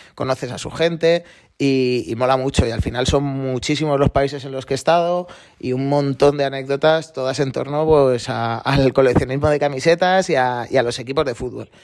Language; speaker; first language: Spanish; native; Spanish